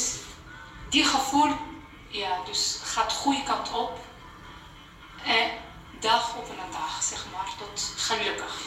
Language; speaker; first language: Dutch; non-native, learner; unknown